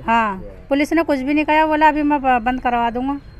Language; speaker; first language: Hindi; native; Hindi